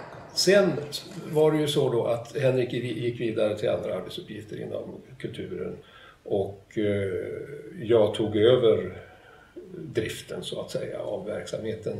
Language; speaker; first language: Swedish; native; Swedish